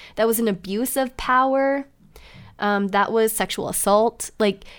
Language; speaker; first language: English; native; English